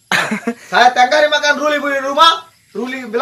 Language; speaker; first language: Indonesian; non-native, learner; Bangla